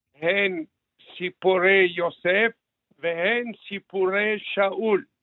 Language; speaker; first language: Hebrew; early bilingual, other home language; Arabic